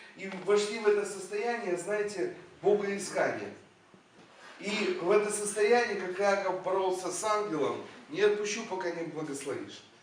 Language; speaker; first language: Russian; non-native, local second language; Ukrainian